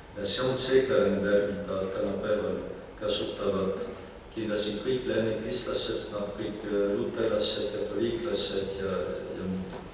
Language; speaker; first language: Estonian; non-native, fluent; French